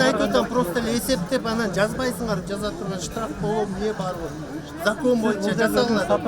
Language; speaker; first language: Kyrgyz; native; Kyrgyz